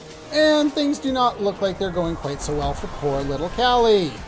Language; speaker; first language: English; native; English